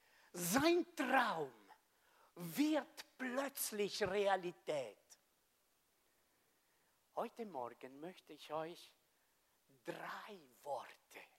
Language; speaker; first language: German; non-native, fluent; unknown